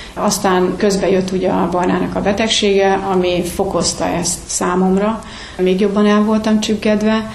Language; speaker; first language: Hungarian; native; Hungarian